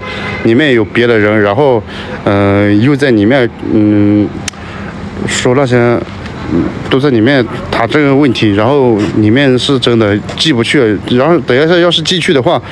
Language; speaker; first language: Chinese; native; Chinese